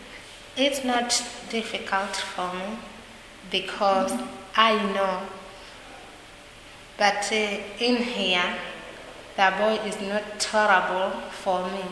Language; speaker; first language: English; non-native, learner; Swahili